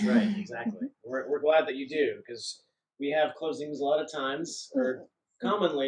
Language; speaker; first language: English; native; English